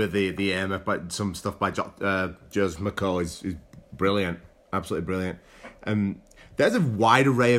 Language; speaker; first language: English; native; English